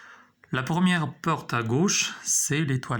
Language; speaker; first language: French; non-native, fluent; Albanian